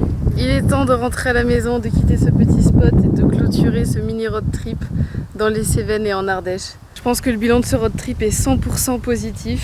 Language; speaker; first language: French; native; French